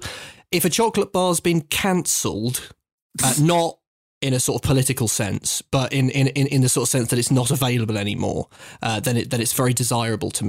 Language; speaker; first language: English; native; English